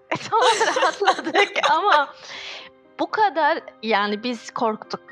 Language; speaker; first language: Turkish; non-native, learner; Arabic